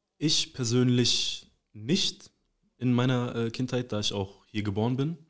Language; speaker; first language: German; native; German